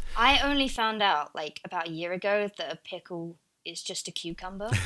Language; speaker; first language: English; native; English